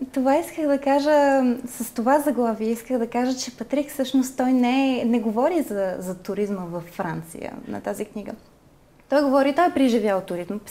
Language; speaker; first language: Bulgarian; early bilingual, heritage; Bulgarian